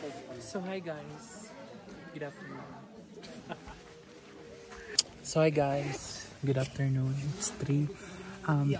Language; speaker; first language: English; non-native, local second language; Cebuano